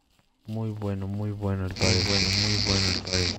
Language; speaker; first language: Spanish; native; Spanish